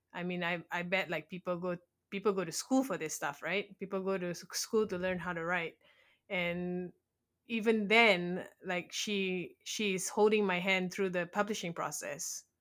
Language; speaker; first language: English; native; English